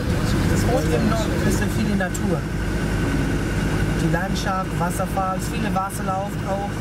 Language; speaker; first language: German; non-native, learner; Portuguese